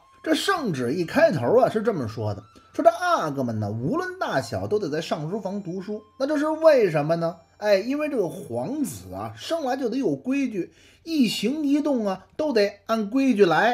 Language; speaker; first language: Chinese; native; Chinese